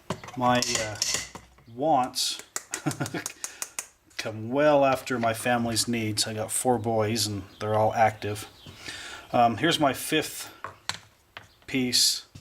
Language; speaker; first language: English; native; English